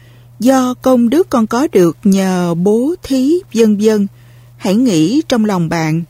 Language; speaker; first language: Vietnamese; native; Vietnamese